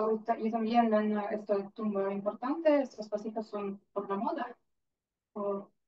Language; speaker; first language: Spanish; non-native, learner; Russian